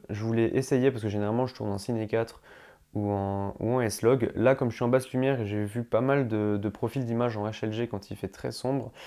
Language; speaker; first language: French; native; French